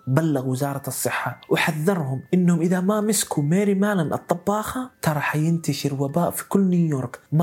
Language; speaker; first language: Arabic; native; Arabic